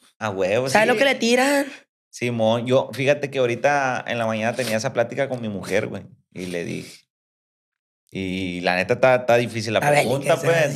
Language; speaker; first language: Spanish; native; Spanish